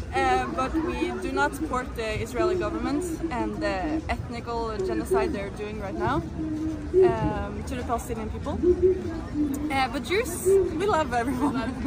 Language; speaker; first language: English; non-native, fluent; Norwegian